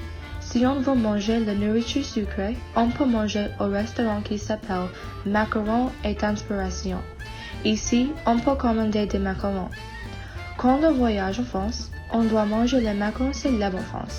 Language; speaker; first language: French; non-native, learner; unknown